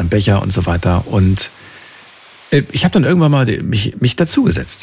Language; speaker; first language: German; native; German